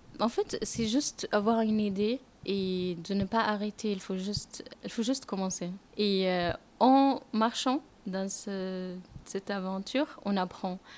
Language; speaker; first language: French; non-native, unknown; Arabic